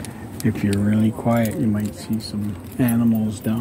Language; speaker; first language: English; native; English